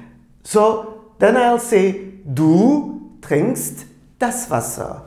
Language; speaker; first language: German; non-native, fluent; Turkish